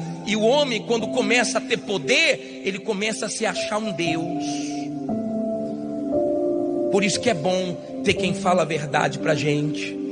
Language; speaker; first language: Portuguese; native; Portuguese